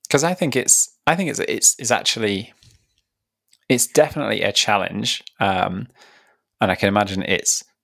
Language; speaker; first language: English; native; English